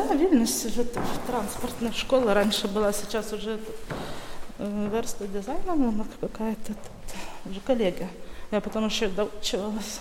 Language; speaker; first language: Russian; native; Russian